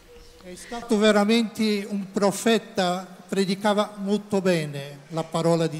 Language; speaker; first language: Italian; non-native, learner; Portuguese